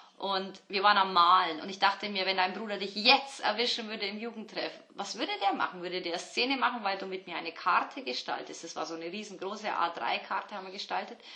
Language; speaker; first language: German; early bilingual, other home language; Turkish